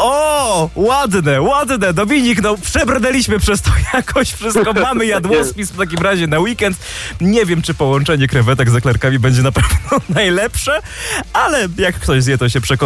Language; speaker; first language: Polish; native; Polish